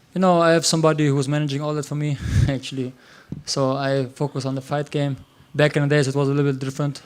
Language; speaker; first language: English; non-native, fluent; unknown